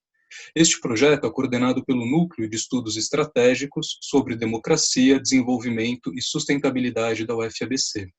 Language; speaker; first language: Portuguese; native; Portuguese